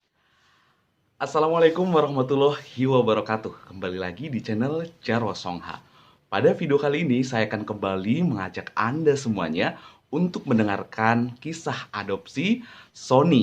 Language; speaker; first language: Indonesian; native; Indonesian